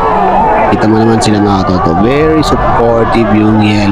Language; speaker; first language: Filipino; native; Filipino